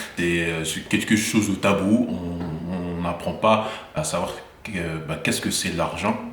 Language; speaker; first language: French; early bilingual, other home language; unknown